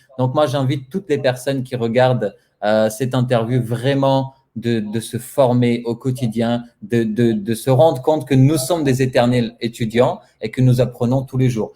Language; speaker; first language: French; non-native, fluent; Bulgarian